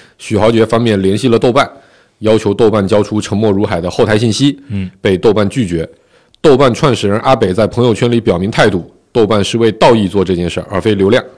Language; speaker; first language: Chinese; non-native, local second language; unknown